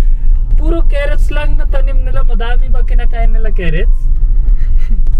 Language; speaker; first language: Filipino; non-native, learner; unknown